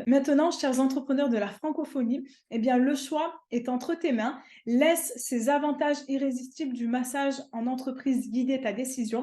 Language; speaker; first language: French; native; French